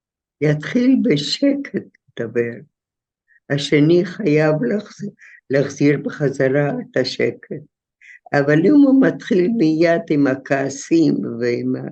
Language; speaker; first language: Hebrew; non-native, fluent; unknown